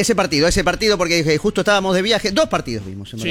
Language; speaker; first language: Spanish; native; Spanish